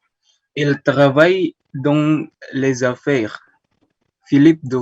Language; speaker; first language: French; non-native, learner; Indonesian